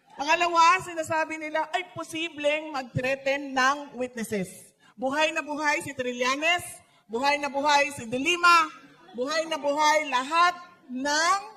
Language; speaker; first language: Filipino; non-native, local second language; Cebuano